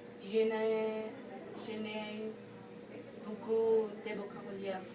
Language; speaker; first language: French; non-native, learner; Spanish